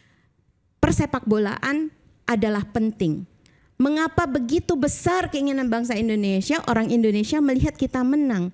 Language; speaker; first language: Indonesian; native; Indonesian